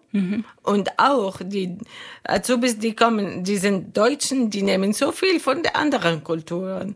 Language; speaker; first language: German; non-native, learner; Arabic